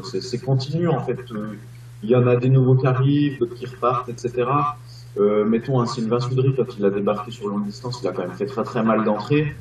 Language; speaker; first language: French; native; French